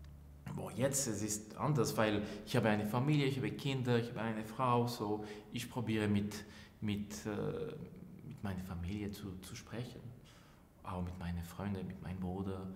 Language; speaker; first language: German; non-native, local second language; French